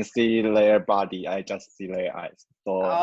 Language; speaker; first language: English; non-native, learner; Chinese